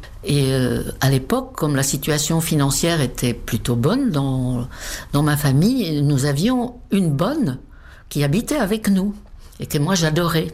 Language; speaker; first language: French; non-native, fluent; Czech